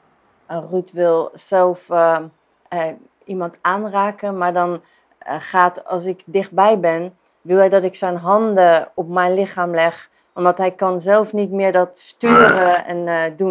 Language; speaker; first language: Dutch; non-native, fluent; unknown